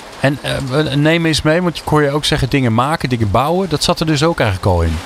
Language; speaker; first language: Dutch; native; Dutch